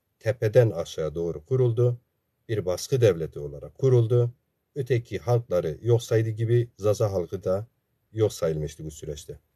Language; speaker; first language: Turkish; non-native, local second language; Zaza